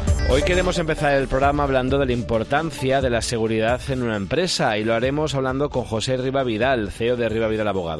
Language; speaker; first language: Spanish; native; Spanish